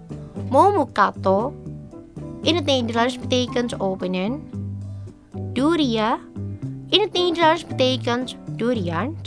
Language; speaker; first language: Dutch; non-native, learner; Indonesian